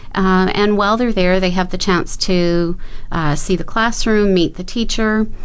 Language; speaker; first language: English; native; English